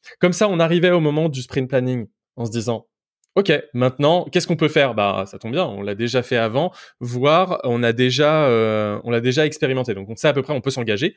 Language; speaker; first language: French; native; French